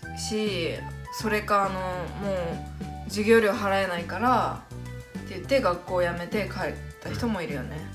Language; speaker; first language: Japanese; native; Japanese